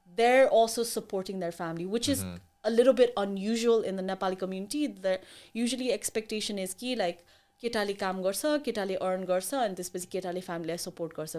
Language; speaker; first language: English; early bilingual, other home language; Nepali